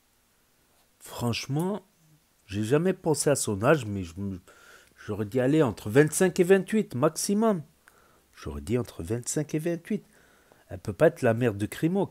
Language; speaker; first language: French; native; French